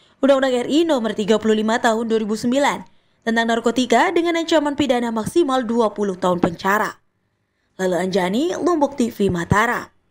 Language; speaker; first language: Indonesian; non-native, local second language; Sasak